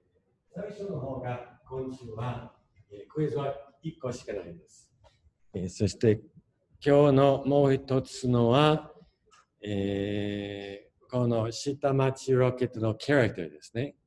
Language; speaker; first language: Japanese; non-native, fluent; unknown